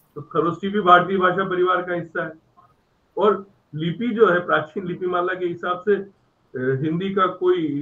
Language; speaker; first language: Hindi; native; Hindi